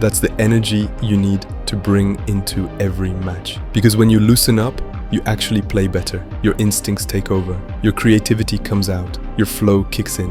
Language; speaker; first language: English; native; English